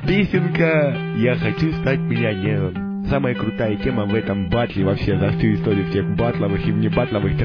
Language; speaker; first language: Russian; native; Russian